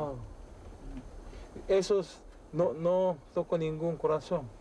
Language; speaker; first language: Spanish; non-native, learner; Korean